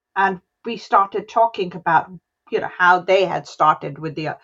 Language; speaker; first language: English; non-native, local second language; Hindi